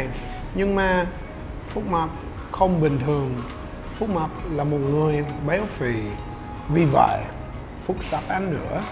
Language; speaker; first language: Vietnamese; non-native, learner; English